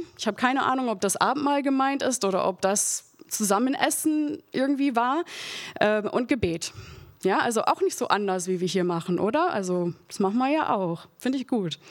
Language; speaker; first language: German; non-native, fluent; English